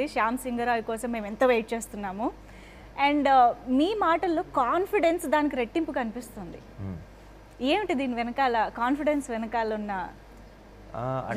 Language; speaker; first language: Telugu; native; Telugu